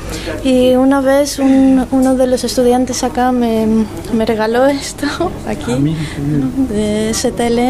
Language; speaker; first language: Spanish; non-native, fluent; Greek